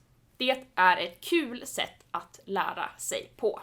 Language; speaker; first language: Swedish; native; Swedish